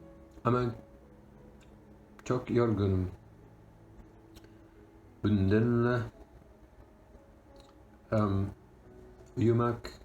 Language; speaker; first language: Turkish; non-native, learner; English